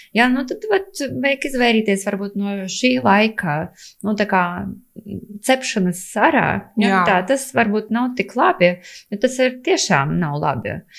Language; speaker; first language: Latvian; non-native, local second language; Russian